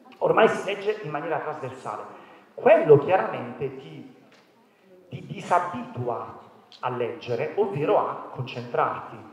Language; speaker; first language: Italian; native; Italian